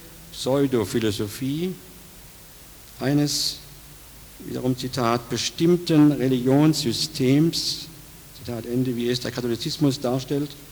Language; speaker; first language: German; native; German